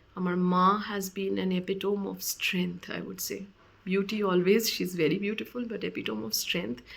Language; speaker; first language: English; non-native, local second language; Bangla